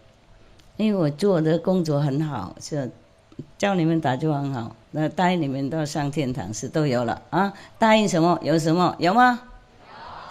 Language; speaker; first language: Chinese; non-native, fluent; Vietnamese